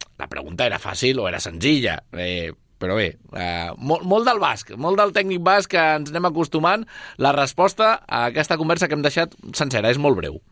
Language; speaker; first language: Catalan; native; Catalan